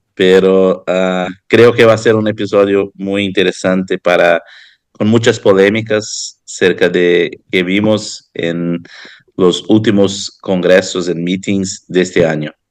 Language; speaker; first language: Spanish; non-native, fluent; Portuguese